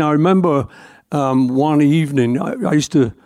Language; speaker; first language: English; native; English